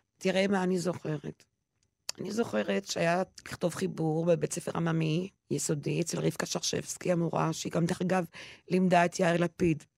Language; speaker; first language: Hebrew; non-native, local second language; French